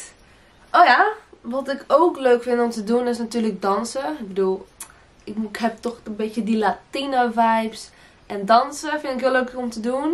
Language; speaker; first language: Dutch; early bilingual, other home language; Portuguese